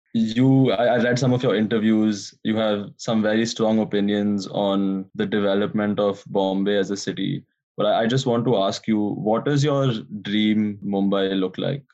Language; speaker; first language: English; non-native, local second language; Hindi